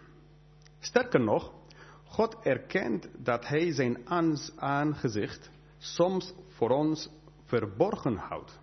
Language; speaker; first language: Dutch; non-native, fluent; English